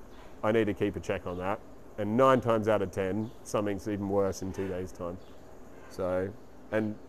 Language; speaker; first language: English; native; English